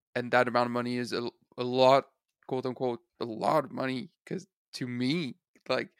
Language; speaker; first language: English; non-native, fluent; French